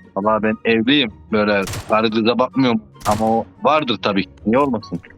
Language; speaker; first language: Turkish; early bilingual, heritage; Turkish